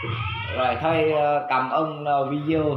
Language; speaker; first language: Vietnamese; non-native, local second language; Jarai